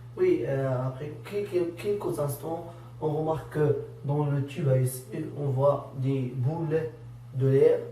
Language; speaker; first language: French; non-native, local second language; Arabic